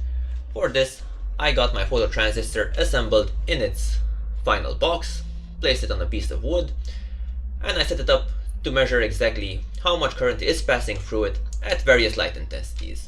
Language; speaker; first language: English; non-native, fluent; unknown